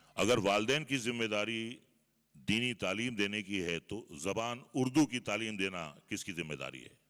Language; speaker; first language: Hindi; native; Hindi